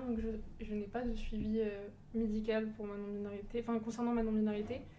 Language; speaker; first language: French; early bilingual, other home language; Portuguese